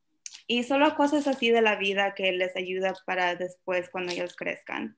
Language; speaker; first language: Spanish; early bilingual, other home language; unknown